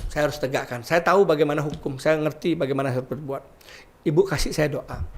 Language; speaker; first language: Indonesian; non-native, local second language; Balinese